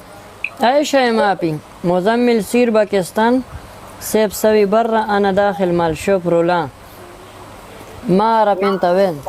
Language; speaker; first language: Arabic; non-native, learner; Pashto